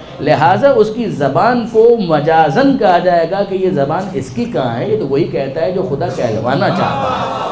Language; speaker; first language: Urdu; non-native, local second language; Gujarati